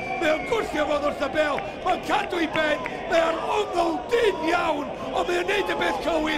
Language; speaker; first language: Welsh; native; Welsh